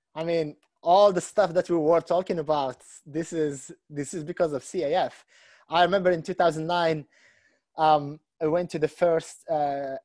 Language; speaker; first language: English; non-native, fluent; Arabic